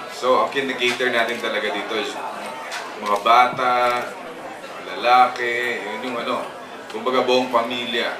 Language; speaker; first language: Filipino; native; Filipino